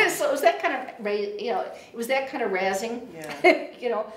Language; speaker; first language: English; native; English